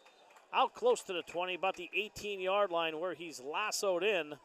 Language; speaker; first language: English; native; English